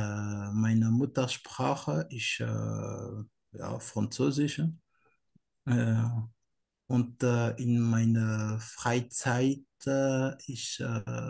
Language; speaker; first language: German; non-native, learner; French